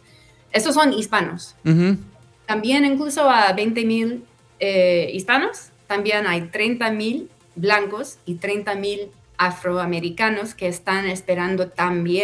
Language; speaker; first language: Spanish; non-native, fluent; English